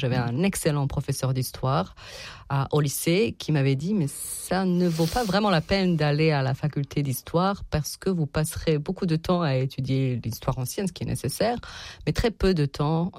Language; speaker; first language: French; non-native, fluent; Serbian